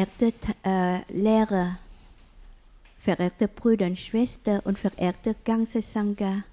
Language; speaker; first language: German; non-native, learner; Vietnamese